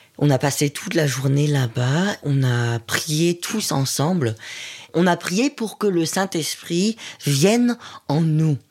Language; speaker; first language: French; non-native, fluent; German